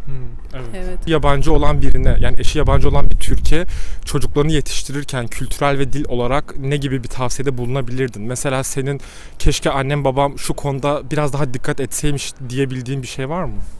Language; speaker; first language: Turkish; native; Turkish